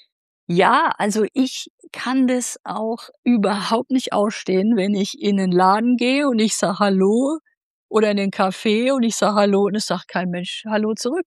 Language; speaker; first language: German; native; German